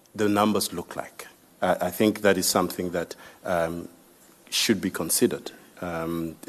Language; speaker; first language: English; non-native, local second language; Xhosa